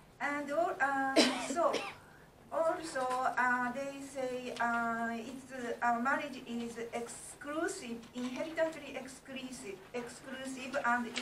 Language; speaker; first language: English; non-native, learner; Japanese